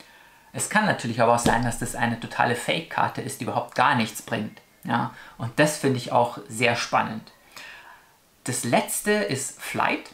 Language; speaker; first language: German; native; German